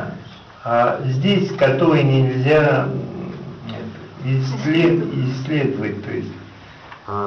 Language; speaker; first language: Russian; native; Russian